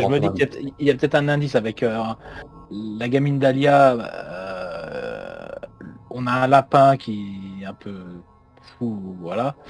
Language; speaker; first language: French; native; French